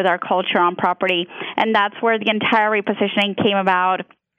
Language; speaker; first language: English; non-native, fluent; Spanish